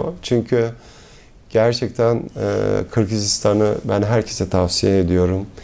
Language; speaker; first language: Turkish; early bilingual, heritage; Turkish